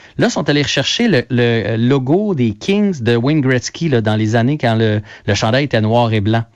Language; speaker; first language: French; native; French